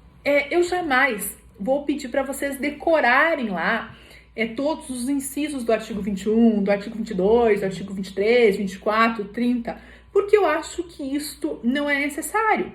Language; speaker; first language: Portuguese; native; Portuguese